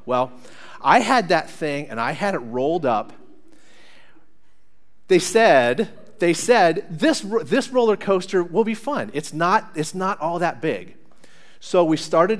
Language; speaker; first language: English; native; English